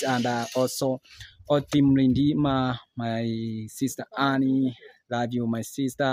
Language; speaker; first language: English; non-native, learner; Swahili